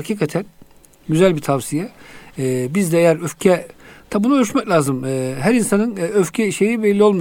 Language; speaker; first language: Turkish; native; Turkish